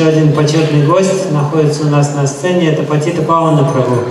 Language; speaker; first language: Russian; native; Russian